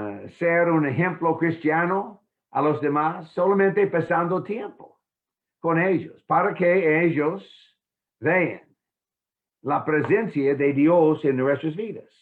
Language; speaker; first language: Spanish; non-native, fluent; English